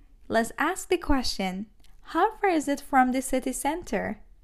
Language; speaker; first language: English; non-native, fluent; Turkish